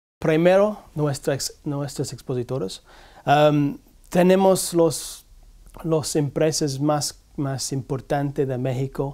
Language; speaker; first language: Spanish; non-native, learner; English